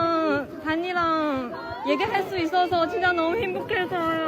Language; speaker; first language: Korean; non-native, learner; Chinese